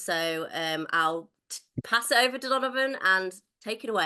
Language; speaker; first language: English; native; English